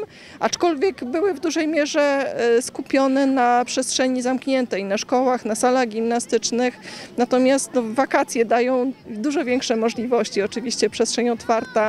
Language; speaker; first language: Polish; native; Polish